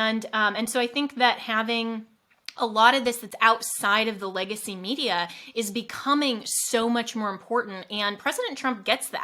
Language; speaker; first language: English; native; English